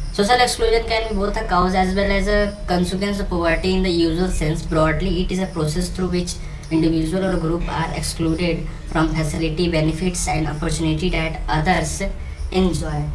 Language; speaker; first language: English; non-native, local second language; Hindi